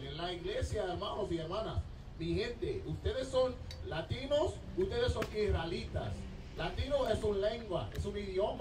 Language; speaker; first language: Spanish; non-native, learner; English